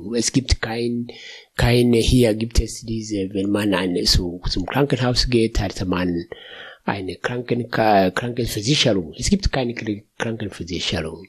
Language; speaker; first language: German; non-native, fluent; Swahili